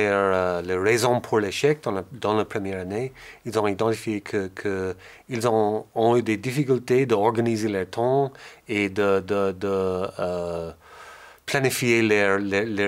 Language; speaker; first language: French; non-native, fluent; English